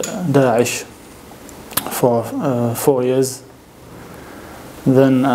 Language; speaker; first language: English; non-native, learner; French